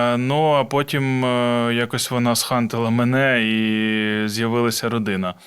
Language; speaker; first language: Ukrainian; non-native, local second language; Russian